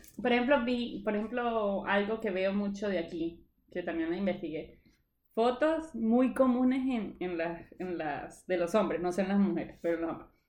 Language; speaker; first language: Spanish; native; Spanish